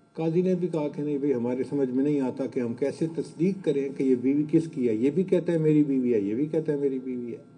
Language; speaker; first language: Urdu; non-native, local second language; Punjabi